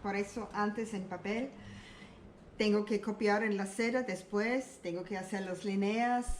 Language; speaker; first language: Spanish; non-native, learner; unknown